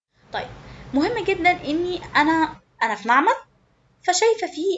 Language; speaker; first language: Arabic; native; Arabic